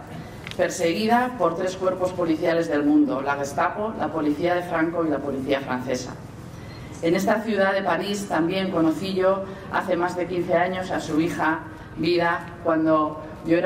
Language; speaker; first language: Spanish; native; Spanish